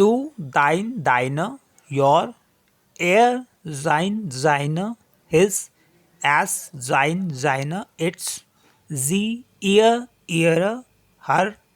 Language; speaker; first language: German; non-native, fluent; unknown